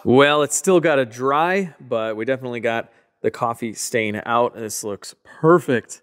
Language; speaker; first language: English; native; English